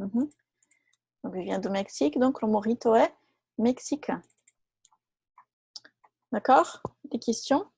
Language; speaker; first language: French; non-native, fluent; Portuguese